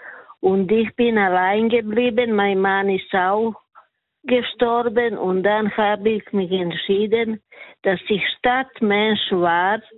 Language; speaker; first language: German; non-native, learner; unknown